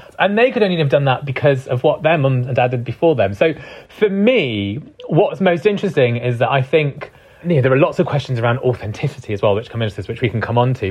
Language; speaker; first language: English; non-native, local second language; Punjabi